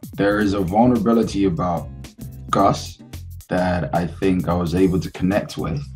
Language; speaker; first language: English; native; English